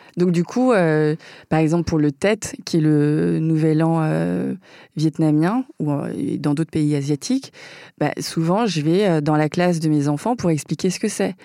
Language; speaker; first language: French; early bilingual, other home language; Vietnamese